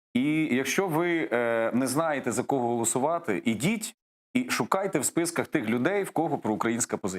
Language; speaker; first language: Ukrainian; native; Ukrainian